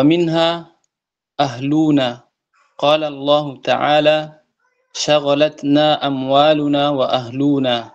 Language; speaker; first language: Arabic; non-native, learner; Indonesian